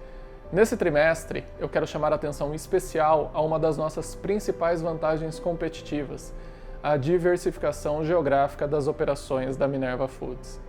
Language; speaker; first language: Portuguese; native; Portuguese